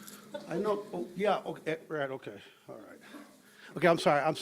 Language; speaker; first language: English; early bilingual, heritage; Spanish